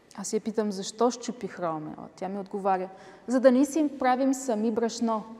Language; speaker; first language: Bulgarian; early bilingual, heritage; Bulgarian